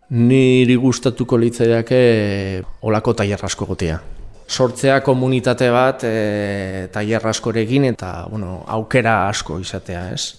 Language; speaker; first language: Basque; non-native, local second language; Spanish